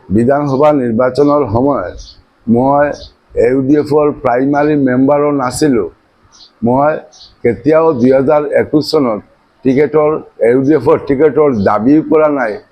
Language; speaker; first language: Assamese; non-native, local second language; Bangla